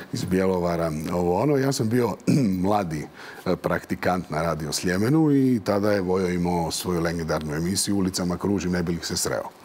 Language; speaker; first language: Croatian; native; Croatian